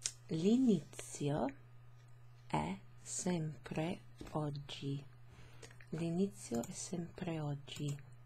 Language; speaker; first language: Italian; non-native, fluent; English